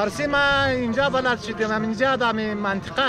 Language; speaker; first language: Persian; non-native, local second language; Pashto